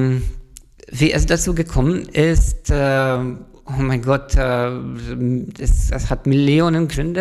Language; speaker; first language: German; non-native, fluent; Hungarian